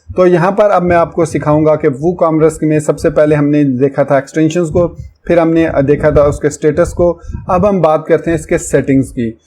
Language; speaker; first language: Urdu; non-native, local second language; Punjabi